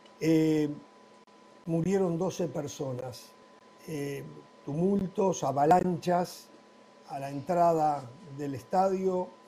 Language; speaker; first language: Spanish; native; Spanish